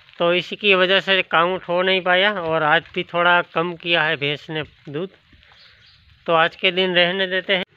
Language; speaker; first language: Hindi; non-native, local second language; Gujarati